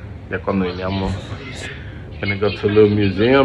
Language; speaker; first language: Spanish; early bilingual, heritage; Spanish